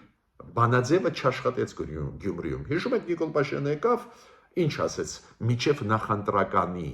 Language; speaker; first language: Armenian; native; Armenian